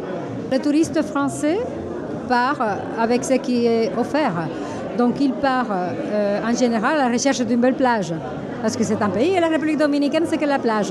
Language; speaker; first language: French; native; French